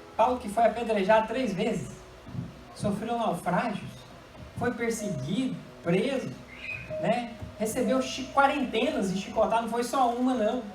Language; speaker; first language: Portuguese; native; Portuguese